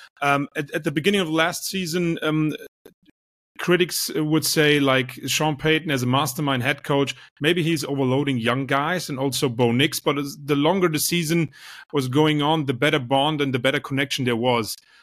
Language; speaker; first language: English; non-native, fluent; German